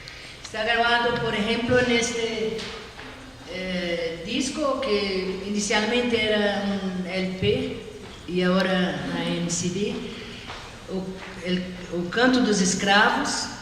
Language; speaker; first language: Spanish; non-native, learner; Portuguese